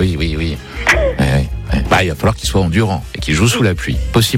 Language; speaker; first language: French; native; French